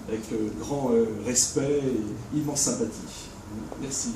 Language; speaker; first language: French; native; French